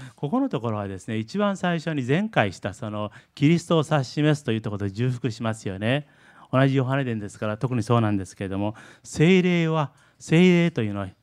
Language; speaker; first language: Japanese; early bilingual, heritage; Japanese